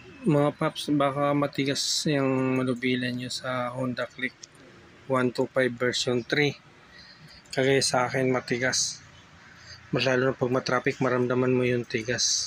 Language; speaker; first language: Filipino; native; Filipino